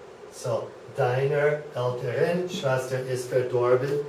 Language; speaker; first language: German; non-native, fluent; English